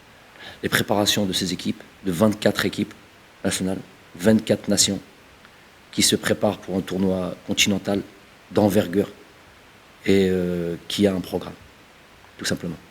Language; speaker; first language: French; early bilingual, other home language; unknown